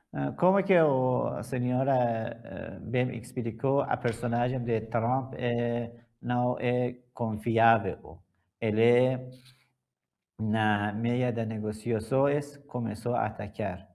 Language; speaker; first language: Portuguese; non-native, learner; Persian